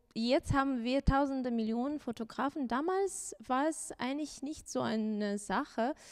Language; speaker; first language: German; non-native, fluent; Azerbaijani